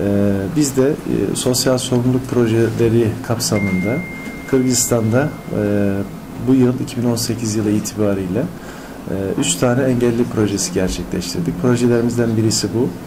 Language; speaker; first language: Turkish; native; Turkish